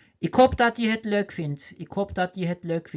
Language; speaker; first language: Dutch; non-native, learner; Turkish